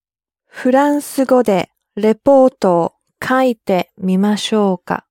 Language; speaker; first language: Japanese; non-native, learner; English